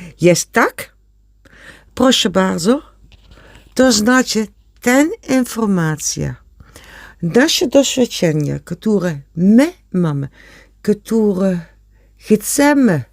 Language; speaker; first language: Polish; non-native, learner; Dutch